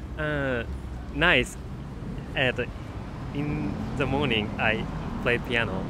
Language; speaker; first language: English; non-native, learner; Japanese